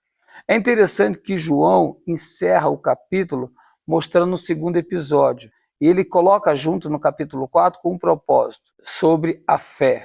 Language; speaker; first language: Portuguese; native; Portuguese